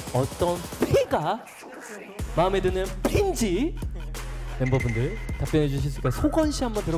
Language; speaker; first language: Korean; native; Korean